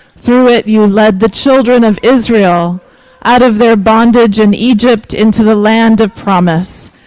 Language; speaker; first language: English; native; English